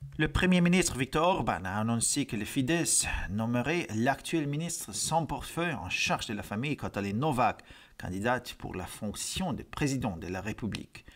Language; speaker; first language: French; non-native, fluent; Hungarian